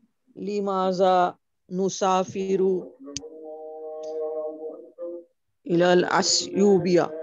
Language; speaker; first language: Arabic; non-native, learner; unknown